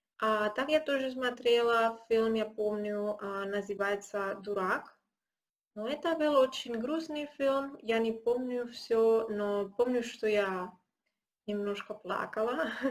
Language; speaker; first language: Russian; non-native, learner; Spanish